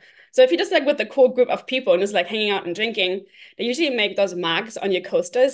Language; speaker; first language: English; non-native, fluent; German